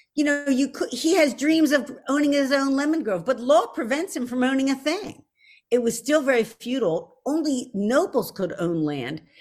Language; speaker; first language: English; native; English